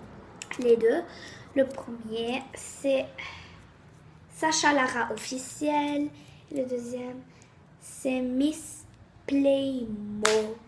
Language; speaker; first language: French; native; French